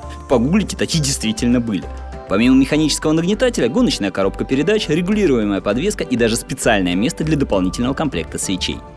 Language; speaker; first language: Russian; native; Russian